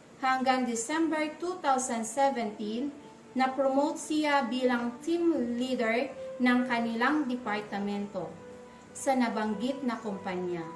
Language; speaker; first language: Filipino; native; Filipino